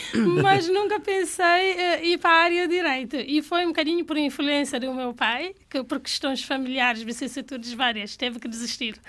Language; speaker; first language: Portuguese; non-native, fluent; Fula